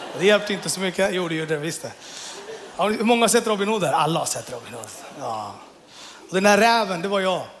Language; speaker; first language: Swedish; early bilingual, other home language; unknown